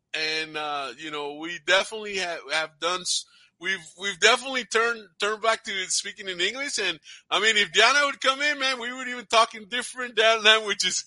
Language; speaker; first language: English; early bilingual, other home language; Spanish